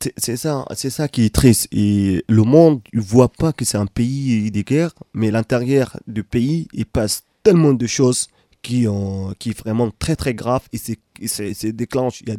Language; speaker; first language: French; non-native, fluent; Arabic